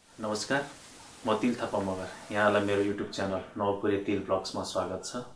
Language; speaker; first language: Nepali; non-native, local second language; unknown